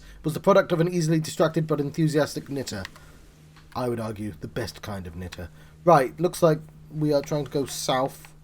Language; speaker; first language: English; native; English